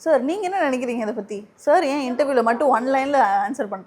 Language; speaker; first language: Tamil; native; Tamil